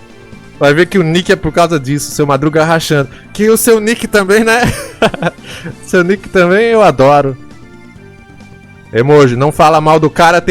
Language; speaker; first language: Portuguese; native; Portuguese